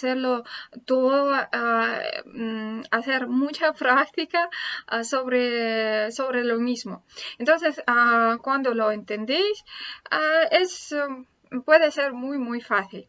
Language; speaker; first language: Spanish; non-native, fluent; Russian